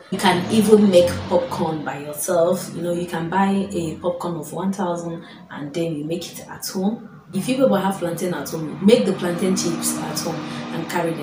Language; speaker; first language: English; non-native, local second language; Igbo